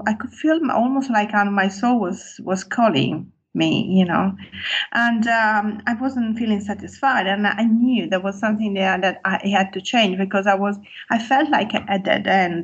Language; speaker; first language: English; non-native, fluent; Italian